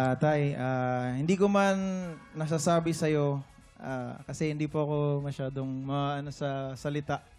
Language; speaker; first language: Filipino; native; Filipino